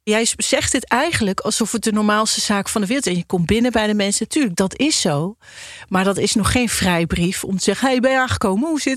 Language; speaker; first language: Dutch; native; Dutch